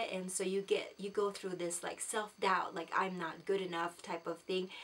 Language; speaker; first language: English; non-native, local second language; Filipino